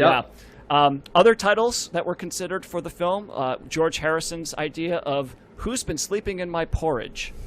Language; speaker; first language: English; native; English